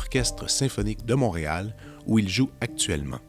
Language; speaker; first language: French; native; French